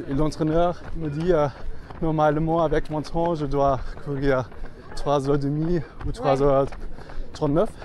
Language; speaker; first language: French; non-native, fluent; German